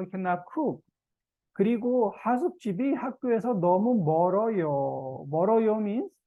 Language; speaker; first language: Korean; non-native, fluent; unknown